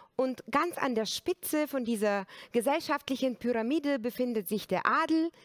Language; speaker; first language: German; non-native, fluent; Bulgarian